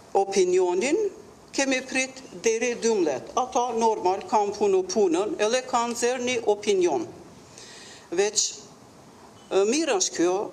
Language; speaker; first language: Albanian; non-native, local second language; Turkish